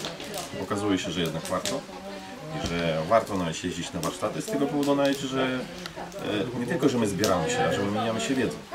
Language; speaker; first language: Polish; non-native, fluent; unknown